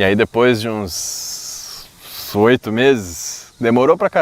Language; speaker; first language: Portuguese; native; Portuguese